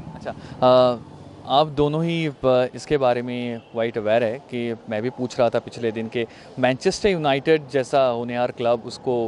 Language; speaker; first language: Hindi; non-native, local second language; Bangla